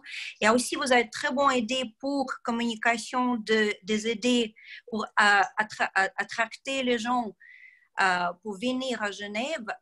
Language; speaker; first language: French; non-native, learner; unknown